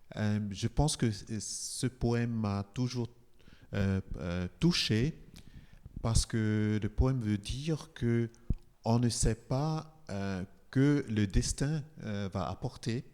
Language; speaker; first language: French; non-native, fluent; Igbo